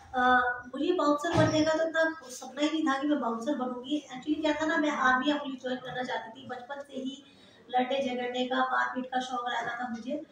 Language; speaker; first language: Hindi; native; Hindi